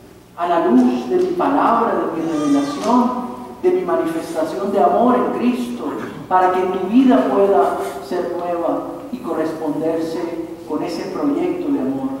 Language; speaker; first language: Spanish; native; Spanish